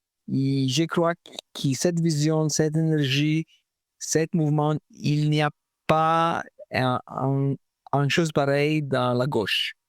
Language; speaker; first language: French; non-native, fluent; Italian